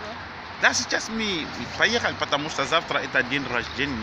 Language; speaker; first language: Russian; non-native, learner; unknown